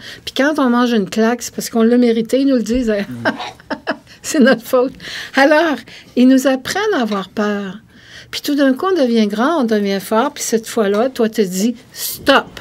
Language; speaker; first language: French; native; French